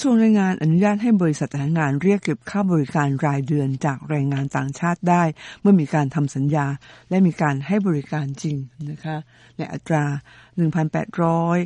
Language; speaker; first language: Thai; native; Thai